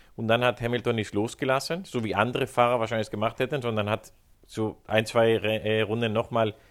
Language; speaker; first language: German; non-native, fluent; Spanish